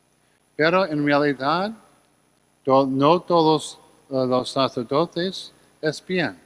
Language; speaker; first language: Spanish; non-native, learner; English